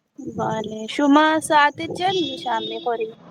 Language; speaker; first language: Persian; non-native, learner; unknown